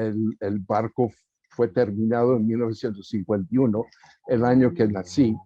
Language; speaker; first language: Spanish; early bilingual, heritage; Spanish